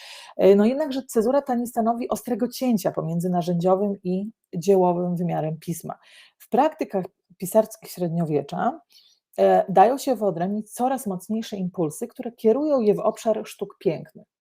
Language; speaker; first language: Polish; native; Polish